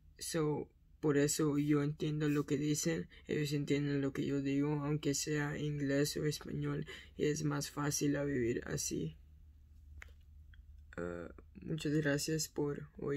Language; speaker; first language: Spanish; early bilingual, heritage; Spanish